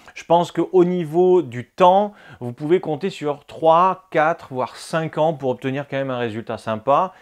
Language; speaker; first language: French; native; French